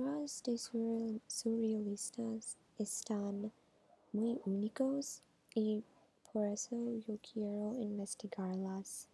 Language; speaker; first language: Spanish; non-native, learner; English